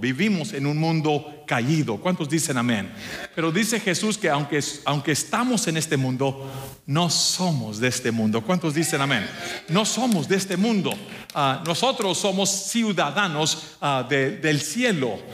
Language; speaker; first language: Spanish; early bilingual, heritage; Spanish